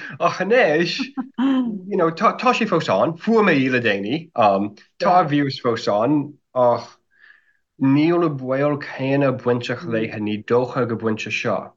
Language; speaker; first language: Irish; non-native, fluent; English